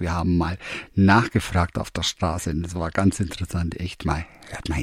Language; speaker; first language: German; native; German